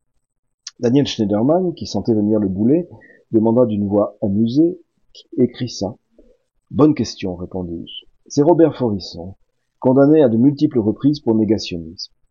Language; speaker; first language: French; native; French